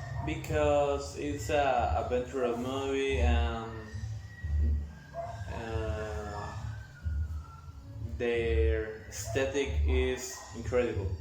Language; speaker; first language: English; non-native, learner; Spanish